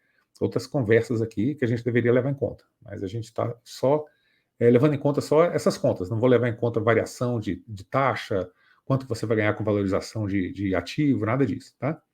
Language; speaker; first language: Portuguese; native; Portuguese